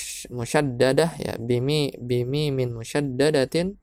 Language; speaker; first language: Arabic; non-native, fluent; Indonesian